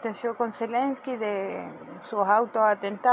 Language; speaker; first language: Portuguese; non-native, fluent; Spanish